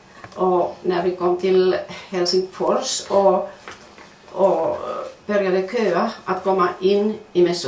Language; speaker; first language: Swedish; non-native, fluent; Finnish